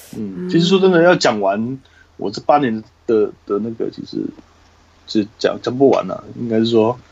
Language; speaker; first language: Chinese; native; Chinese